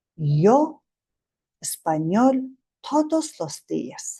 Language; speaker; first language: Spanish; non-native, fluent; Mongolian